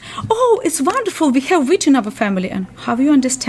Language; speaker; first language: English; non-native, learner; Ukrainian